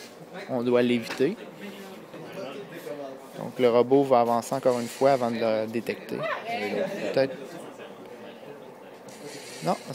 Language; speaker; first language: French; native; French